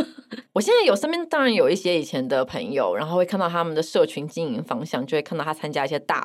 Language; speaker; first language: Chinese; native; Chinese